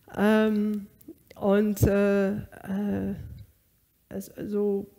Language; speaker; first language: German; non-native, fluent; English